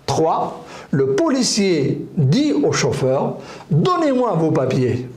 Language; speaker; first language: French; non-native, local second language; Arabic